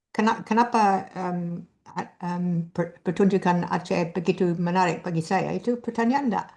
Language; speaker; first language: Indonesian; non-native, fluent; English